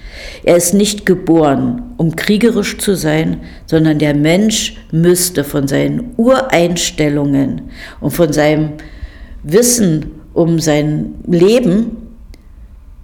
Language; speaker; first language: German; non-native, fluent; Catalan